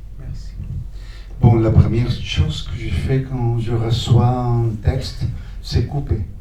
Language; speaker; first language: French; non-native, fluent; Spanish